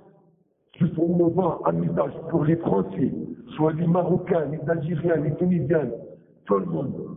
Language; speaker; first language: French; non-native, fluent; Arabic